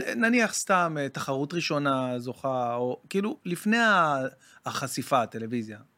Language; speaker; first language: Hebrew; native; Hebrew